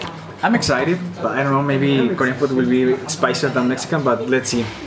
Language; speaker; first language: English; non-native, learner; Spanish